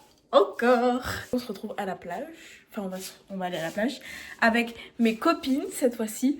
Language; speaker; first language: French; native; French